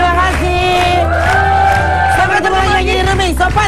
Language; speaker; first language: Indonesian; native; Indonesian